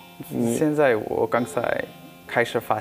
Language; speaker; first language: Chinese; non-native, learner; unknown